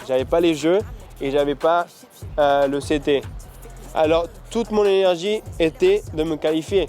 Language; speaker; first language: French; early bilingual, heritage; French